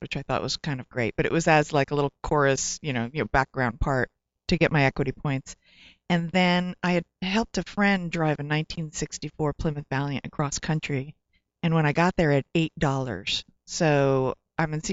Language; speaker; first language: English; native; English